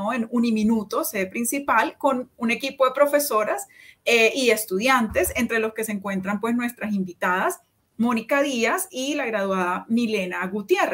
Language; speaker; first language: Spanish; native; Spanish